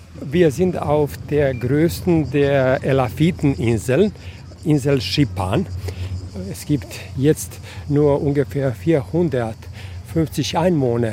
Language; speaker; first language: German; non-native, fluent; Croatian